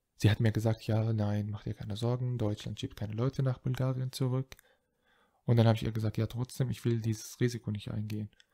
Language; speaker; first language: German; non-native, fluent; Arabic